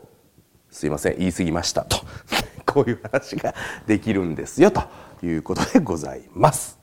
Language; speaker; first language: Japanese; native; Japanese